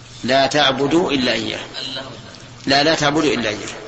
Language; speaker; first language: Arabic; native; Arabic